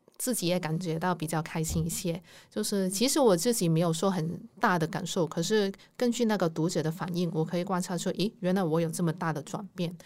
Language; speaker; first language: Chinese; non-native, local second language; Cantonese